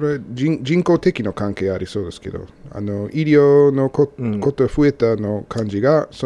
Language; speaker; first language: Japanese; non-native, learner; English